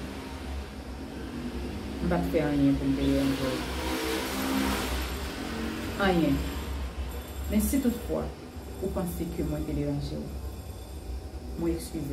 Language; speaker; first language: French; non-native, learner; Haitian Creole